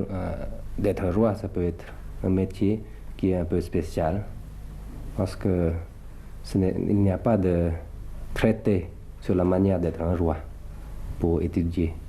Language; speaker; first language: French; early bilingual, other home language; Thai